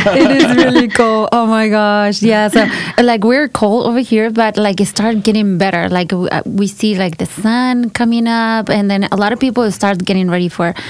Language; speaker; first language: English; non-native, fluent; Spanish